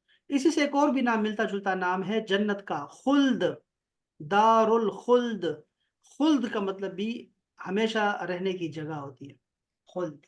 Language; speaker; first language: Urdu; native; Urdu